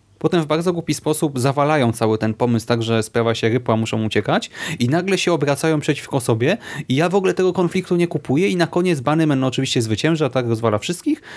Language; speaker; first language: Polish; native; Polish